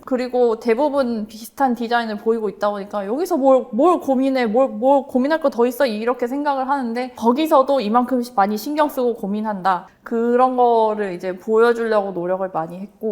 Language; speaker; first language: Korean; native; Korean